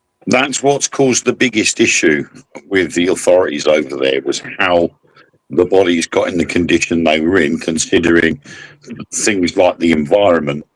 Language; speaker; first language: English; native; English